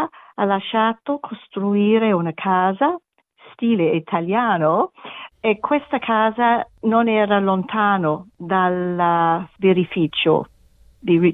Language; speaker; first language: Italian; non-native, learner; English